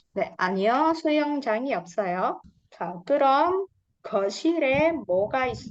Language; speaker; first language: Korean; non-native, fluent; Indonesian